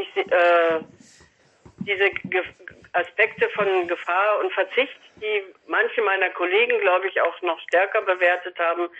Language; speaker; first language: German; native; German